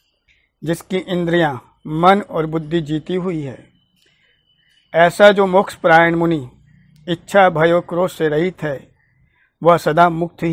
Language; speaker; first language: Hindi; native; Hindi